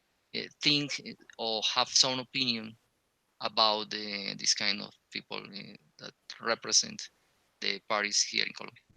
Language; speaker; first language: English; non-native, learner; Spanish